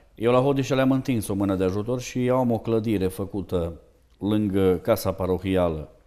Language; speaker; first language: Romanian; native; Romanian